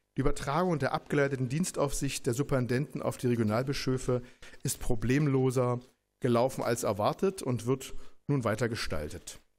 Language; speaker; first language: German; native; German